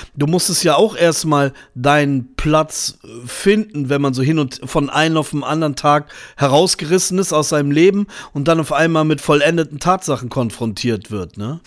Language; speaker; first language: German; native; German